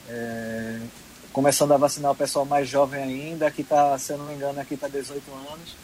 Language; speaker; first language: Portuguese; native; Portuguese